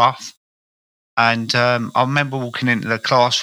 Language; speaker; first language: English; native; English